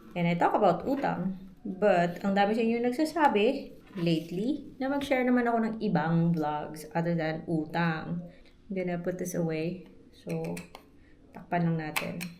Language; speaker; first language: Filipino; non-native, local second language; Hiligaynon